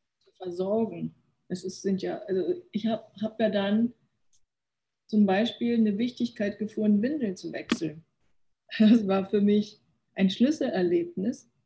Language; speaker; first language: German; early bilingual, other home language; Korean